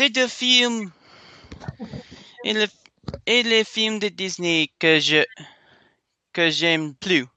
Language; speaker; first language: French; non-native, learner; English